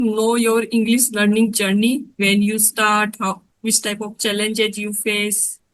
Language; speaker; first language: English; non-native, learner; Hindi